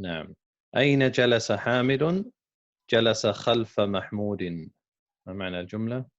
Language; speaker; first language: Arabic; non-native, fluent; English